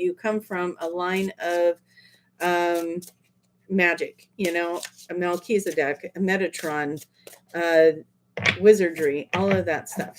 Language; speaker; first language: English; native; English